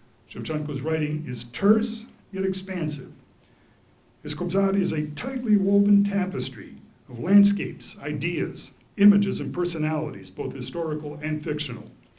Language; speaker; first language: English; early bilingual, other home language; Ukrainian